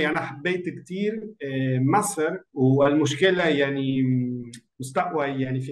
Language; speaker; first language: Arabic; non-native, learner; Spanish